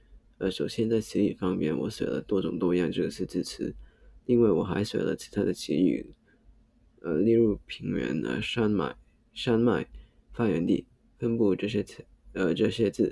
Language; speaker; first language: Chinese; non-native, local second language; Cantonese